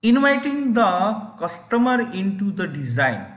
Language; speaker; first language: English; non-native, local second language; Gujarati